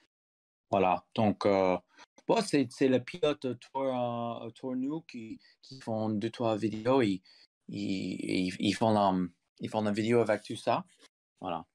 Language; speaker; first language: French; non-native, fluent; English